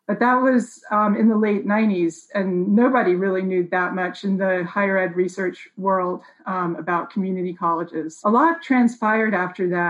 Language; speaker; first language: English; native; English